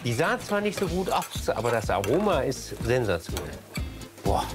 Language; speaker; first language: German; native; German